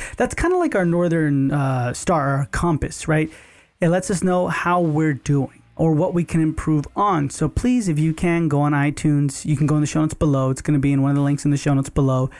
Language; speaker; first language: English; native; English